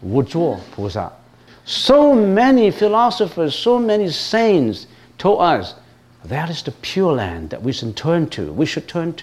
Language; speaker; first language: English; non-native, local second language; Cantonese